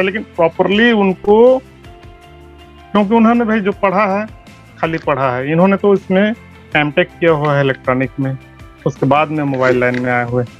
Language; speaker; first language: Hindi; native; Hindi